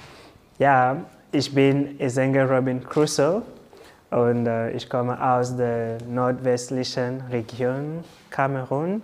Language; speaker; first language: German; non-native, learner; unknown